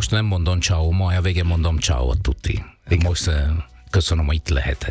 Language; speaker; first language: Hungarian; non-native, fluent; Italian